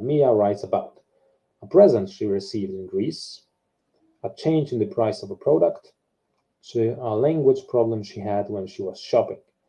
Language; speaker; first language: English; non-native, fluent; Polish